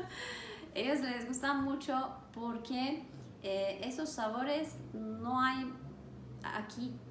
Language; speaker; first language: Spanish; non-native, learner; Turkish